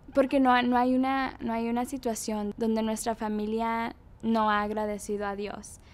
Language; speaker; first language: Spanish; early bilingual, other home language; English